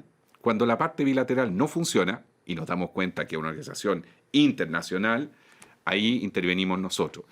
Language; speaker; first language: Spanish; native; Spanish